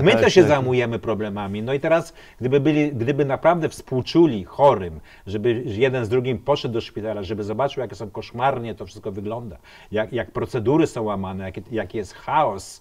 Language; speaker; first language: Polish; native; Polish